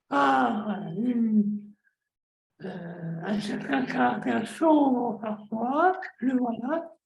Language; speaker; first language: French; non-native, fluent; Greek